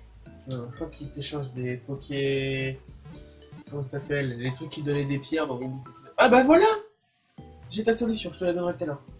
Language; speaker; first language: French; native; French